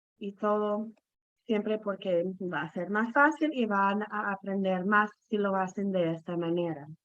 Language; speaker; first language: Spanish; non-native, fluent; English